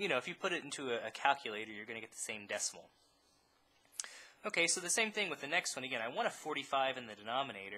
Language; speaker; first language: English; native; English